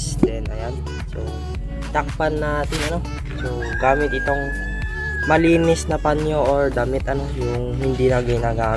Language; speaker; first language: Filipino; native; Filipino